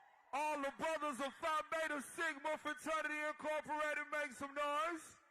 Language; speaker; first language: English; native; English